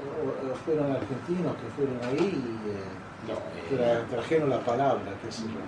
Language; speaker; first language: Spanish; non-native, fluent; English